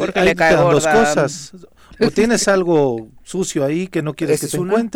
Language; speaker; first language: Spanish; native; Spanish